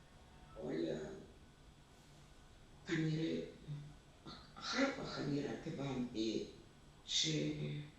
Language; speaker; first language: Hebrew; non-native, fluent; Russian